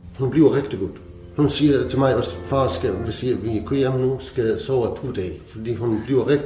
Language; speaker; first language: Danish; non-native, learner; Arabic